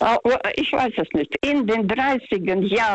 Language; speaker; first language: German; non-native, fluent; Russian